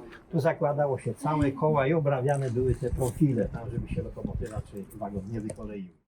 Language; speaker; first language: Polish; native; Polish